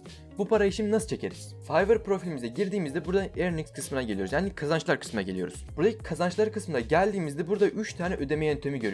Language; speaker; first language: Turkish; native; Turkish